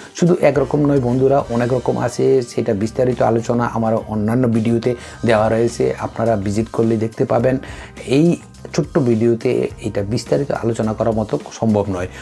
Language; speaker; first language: Bangla; non-native, local second language; Kok Borok